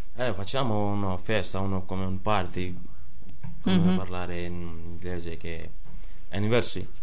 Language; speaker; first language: Italian; non-native, learner; Punjabi